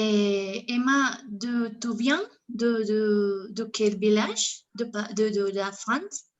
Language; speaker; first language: French; non-native, learner; Spanish